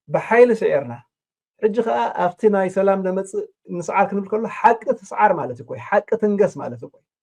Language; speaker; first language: Tigrinya; native; Tigrinya